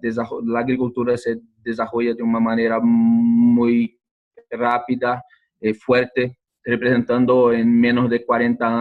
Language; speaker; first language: Spanish; non-native, learner; Portuguese